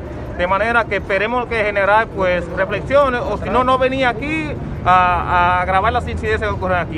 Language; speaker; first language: Spanish; native; Spanish